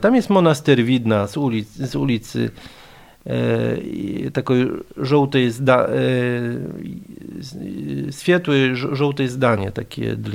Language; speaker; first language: Russian; non-native, fluent; Polish